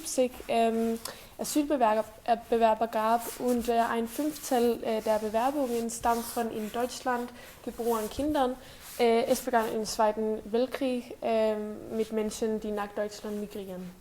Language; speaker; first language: German; non-native, learner; Danish